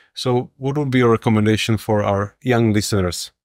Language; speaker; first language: English; non-native, fluent; Slovak